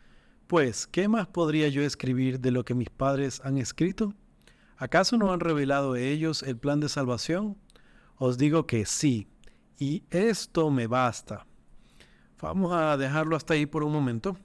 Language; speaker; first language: Spanish; native; Spanish